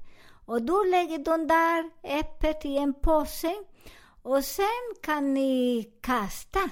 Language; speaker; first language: Swedish; non-native, learner; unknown